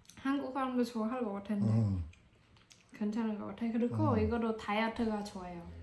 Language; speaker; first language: Korean; non-native, learner; Khmer